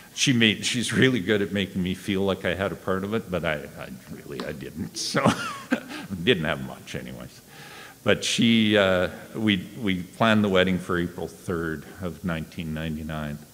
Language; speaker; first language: English; native; English